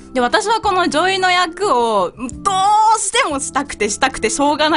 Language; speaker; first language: Japanese; native; Japanese